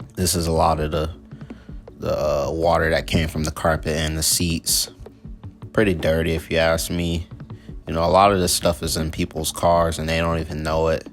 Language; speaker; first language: English; native; English